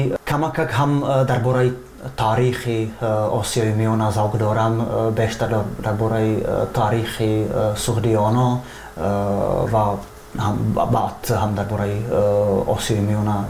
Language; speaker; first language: Persian; non-native, fluent; Czech